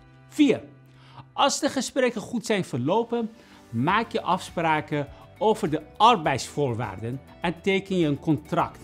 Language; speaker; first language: Dutch; non-native, fluent; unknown